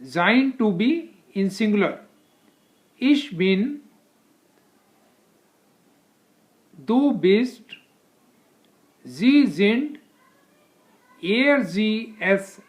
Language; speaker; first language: German; non-native, fluent; Hindi